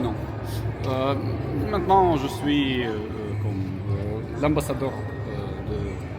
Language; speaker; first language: French; non-native, fluent; Russian